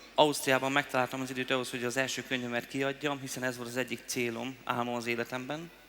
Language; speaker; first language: Hungarian; native; Hungarian